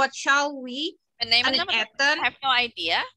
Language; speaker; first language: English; non-native, learner; Indonesian